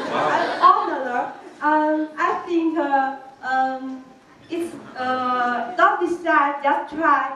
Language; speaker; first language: English; non-native, learner; Chinese